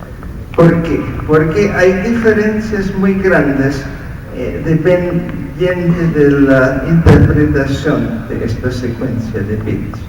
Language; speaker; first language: Spanish; non-native, fluent; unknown